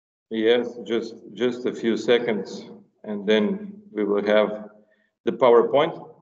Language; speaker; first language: English; non-native, fluent; Slovenian